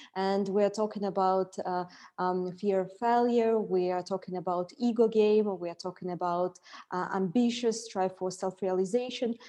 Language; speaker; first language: English; non-native, fluent; Russian